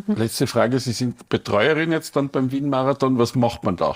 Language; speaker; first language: German; native; German